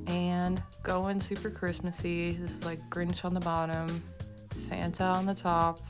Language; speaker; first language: English; native; English